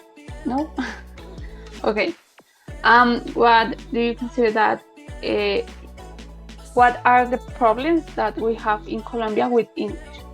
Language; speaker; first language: English; non-native, learner; Spanish